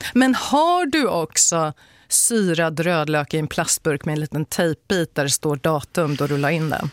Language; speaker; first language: Swedish; native; Swedish